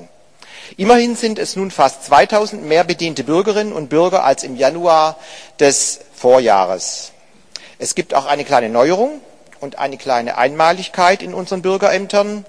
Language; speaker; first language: German; native; German